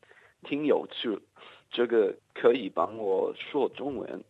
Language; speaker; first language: Chinese; non-native, learner; English